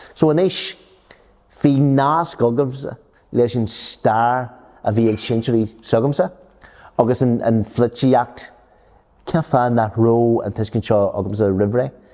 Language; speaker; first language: Irish; non-native, local second language; English